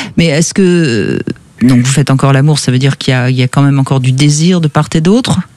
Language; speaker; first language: French; native; French